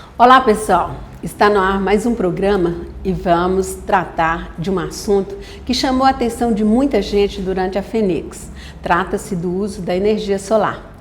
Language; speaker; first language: Portuguese; native; Portuguese